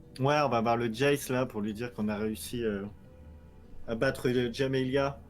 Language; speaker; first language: French; native; French